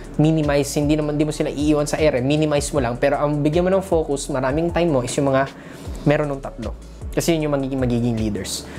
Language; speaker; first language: Filipino; native; Filipino